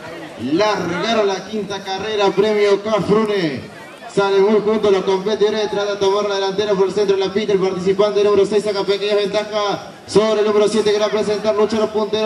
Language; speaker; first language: Spanish; native; Spanish